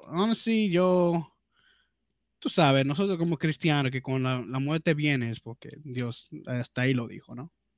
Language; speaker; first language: Spanish; early bilingual, heritage; Spanish